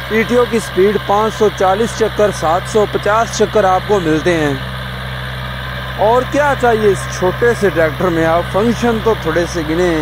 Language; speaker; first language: Urdu; non-native, local second language; Punjabi